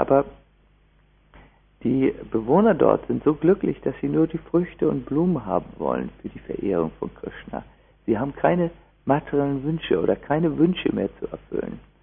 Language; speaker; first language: German; native; German